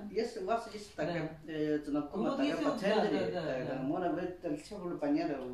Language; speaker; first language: Russian; non-native, learner; Chinese